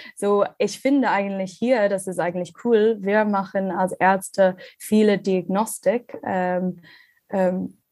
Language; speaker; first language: German; non-native, learner; English